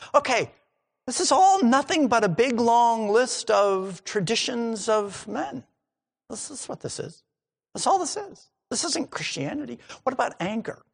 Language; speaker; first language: English; native; English